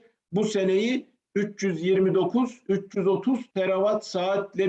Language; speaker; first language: Turkish; native; Turkish